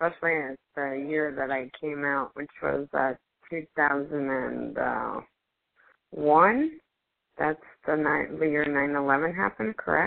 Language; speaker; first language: English; early bilingual, other home language; Spanish